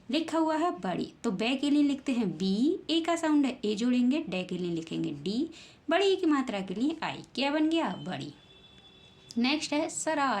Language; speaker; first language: Hindi; native; Hindi